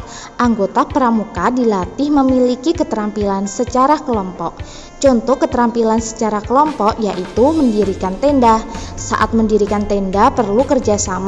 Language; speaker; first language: Indonesian; native; Indonesian